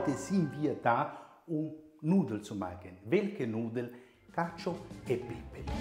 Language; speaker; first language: German; non-native, fluent; Italian